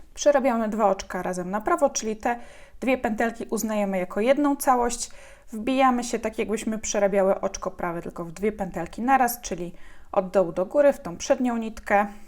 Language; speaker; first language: Polish; native; Polish